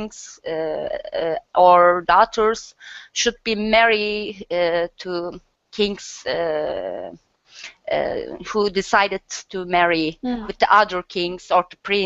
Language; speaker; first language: English; non-native, learner; Turkish